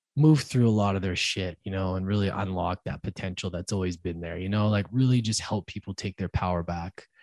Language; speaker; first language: English; native; English